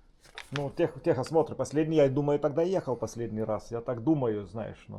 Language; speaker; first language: Russian; non-native, learner; Lithuanian